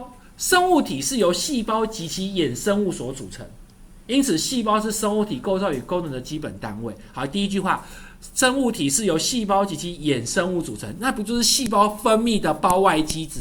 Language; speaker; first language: Chinese; native; Chinese